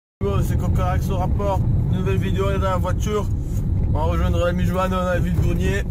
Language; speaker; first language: French; native; French